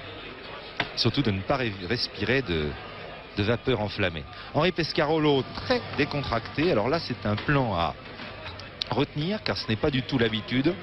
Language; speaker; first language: French; native; French